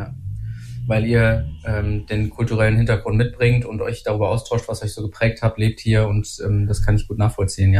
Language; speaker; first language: German; native; German